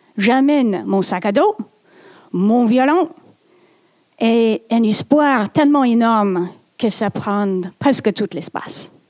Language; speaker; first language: French; non-native, fluent; English